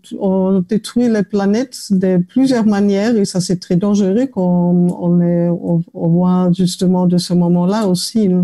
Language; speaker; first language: French; non-native, fluent; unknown